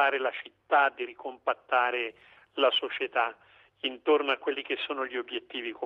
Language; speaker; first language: Italian; native; Italian